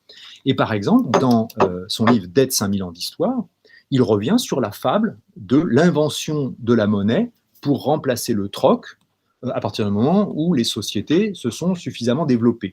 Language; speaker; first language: French; native; French